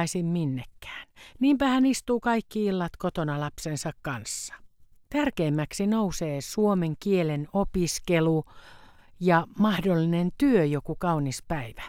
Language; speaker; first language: Finnish; native; Finnish